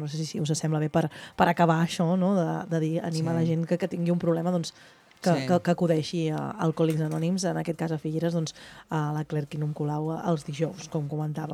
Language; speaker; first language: Catalan; native; Catalan